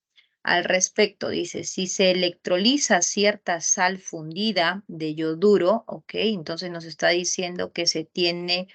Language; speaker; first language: Spanish; native; Spanish